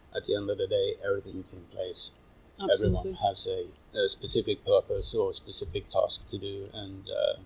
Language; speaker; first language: English; non-native, fluent; Swedish